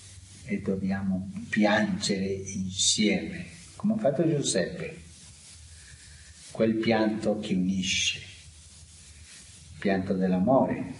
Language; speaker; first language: Italian; non-native, fluent; Spanish